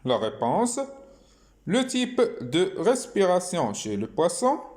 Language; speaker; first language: French; non-native, local second language; Arabic